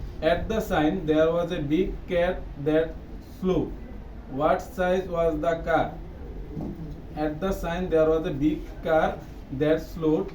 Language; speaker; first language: English; non-native, local second language; Bangla